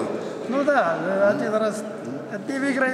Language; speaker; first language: Russian; non-native, local second language; Lithuanian